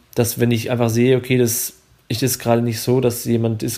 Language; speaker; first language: German; native; German